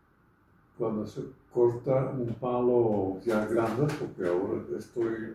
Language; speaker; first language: Spanish; non-native, fluent; Dutch